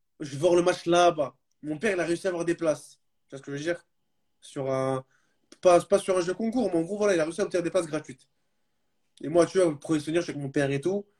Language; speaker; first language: French; early bilingual, other home language; Arabic